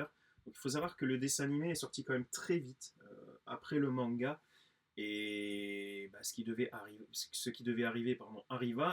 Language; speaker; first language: French; native; French